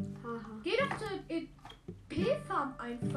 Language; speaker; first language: German; native; German